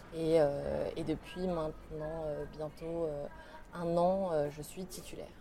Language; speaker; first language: French; native; French